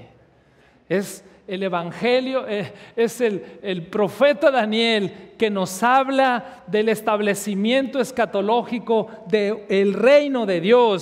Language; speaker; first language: Spanish; native; Spanish